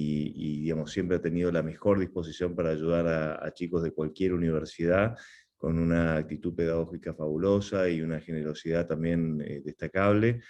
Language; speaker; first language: Spanish; native; Spanish